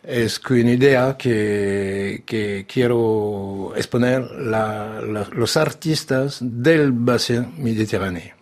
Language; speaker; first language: Spanish; non-native, learner; French